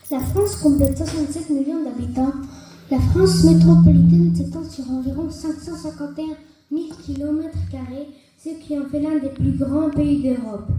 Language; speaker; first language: French; early bilingual, other home language; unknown